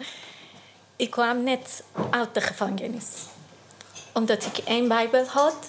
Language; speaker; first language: Dutch; non-native, learner; Persian